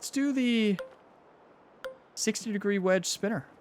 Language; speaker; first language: English; native; English